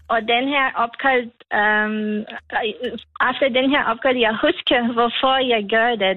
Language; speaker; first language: Danish; non-native, learner; Lithuanian